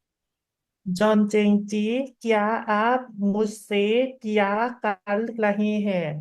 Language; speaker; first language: Hindi; non-native, learner; Thai